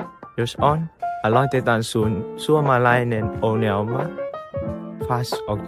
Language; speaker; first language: Finnish; non-native, learner; Vietnamese